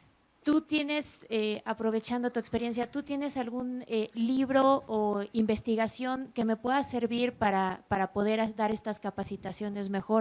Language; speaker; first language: Spanish; native; Spanish